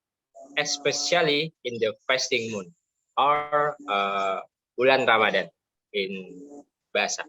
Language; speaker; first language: English; non-native, learner; Indonesian